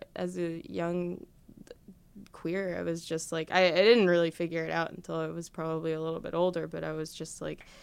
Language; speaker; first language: English; native; English